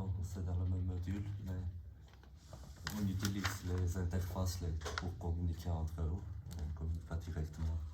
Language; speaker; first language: French; non-native, learner; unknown